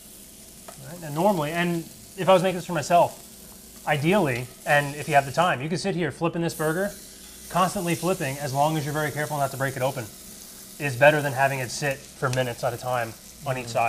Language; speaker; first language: English; native; English